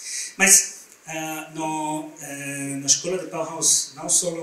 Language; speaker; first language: Portuguese; non-native, learner; German